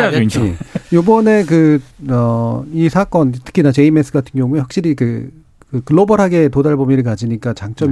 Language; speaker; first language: Korean; native; Korean